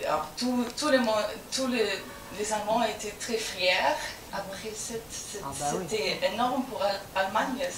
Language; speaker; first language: French; non-native, fluent; German